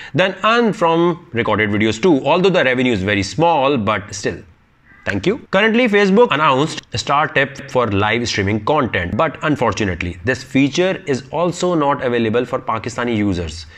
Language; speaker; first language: English; non-native, local second language; Urdu